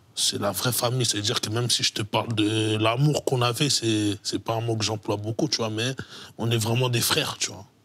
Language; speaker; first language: French; native; French